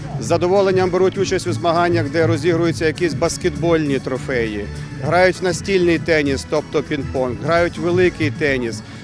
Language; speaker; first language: Ukrainian; native; Ukrainian